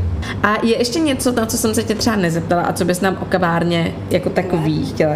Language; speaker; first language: Czech; native; Czech